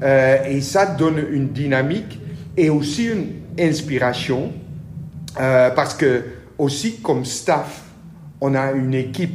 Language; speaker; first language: French; non-native, learner; Dutch